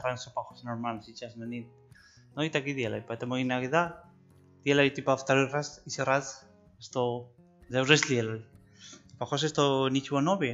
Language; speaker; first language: Russian; non-native, learner; Spanish